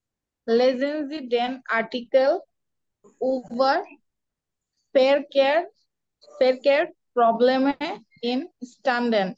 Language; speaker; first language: German; non-native, learner; Bangla